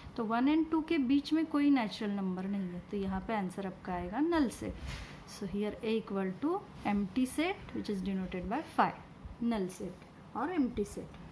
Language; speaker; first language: Hindi; non-native, local second language; Marathi